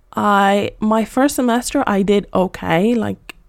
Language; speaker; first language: English; non-native, fluent; Spanish